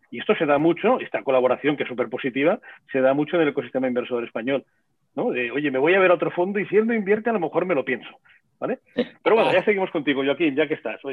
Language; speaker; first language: Spanish; native; Spanish